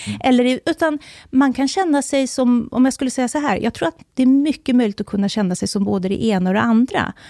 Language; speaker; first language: Swedish; native; Swedish